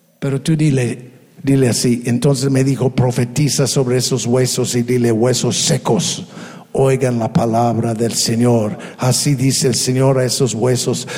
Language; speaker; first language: Spanish; non-native, fluent; English